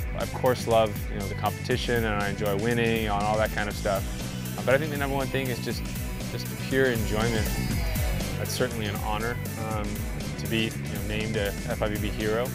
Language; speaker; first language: English; native; English